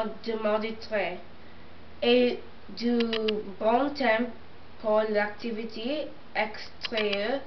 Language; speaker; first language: French; non-native, learner; English